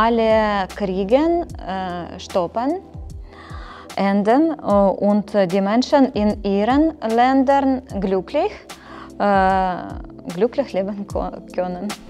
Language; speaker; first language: German; non-native, fluent; Ukrainian